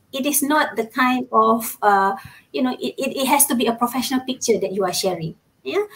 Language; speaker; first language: English; non-native, local second language; Malay